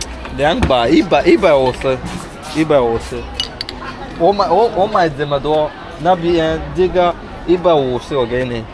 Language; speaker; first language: Chinese; non-native, learner; Rundi